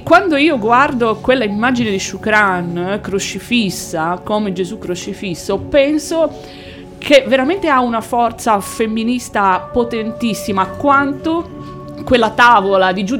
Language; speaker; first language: Italian; native; Italian